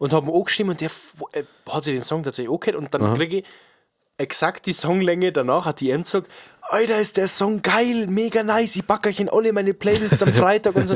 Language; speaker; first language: German; native; German